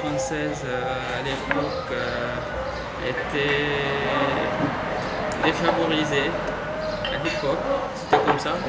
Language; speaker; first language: French; non-native, fluent; Arabic